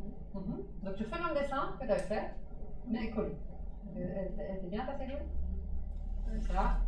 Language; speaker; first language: French; native; French